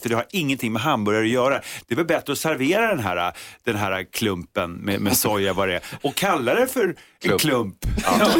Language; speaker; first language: Swedish; native; Swedish